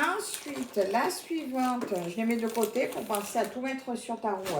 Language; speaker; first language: French; native; French